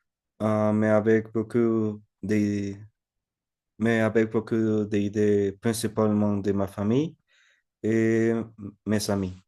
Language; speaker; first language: French; non-native, learner; Spanish